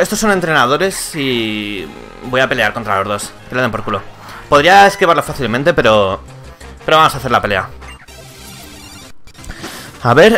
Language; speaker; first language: Spanish; native; Spanish